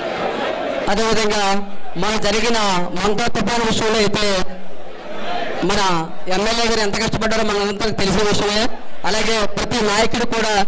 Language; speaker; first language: Telugu; native; Telugu